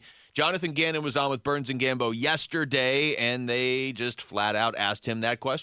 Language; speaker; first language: English; native; English